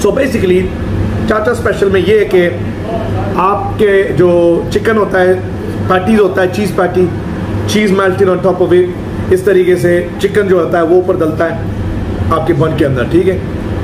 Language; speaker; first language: Hindi; early bilingual, other home language; Urdu